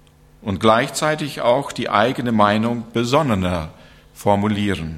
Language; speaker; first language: German; non-native, fluent; English